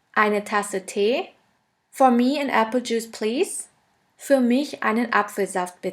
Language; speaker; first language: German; non-native, fluent; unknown